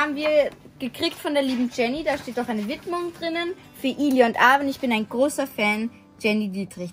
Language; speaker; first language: German; native; German